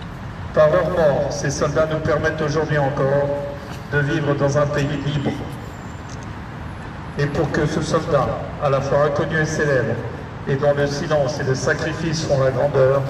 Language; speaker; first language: French; native; French